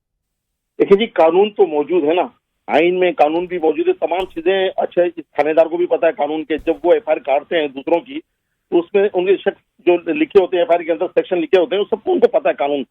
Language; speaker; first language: Urdu; native; Urdu